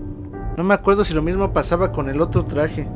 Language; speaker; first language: Spanish; native; Spanish